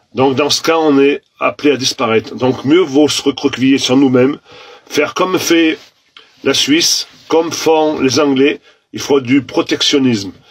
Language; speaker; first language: French; native; French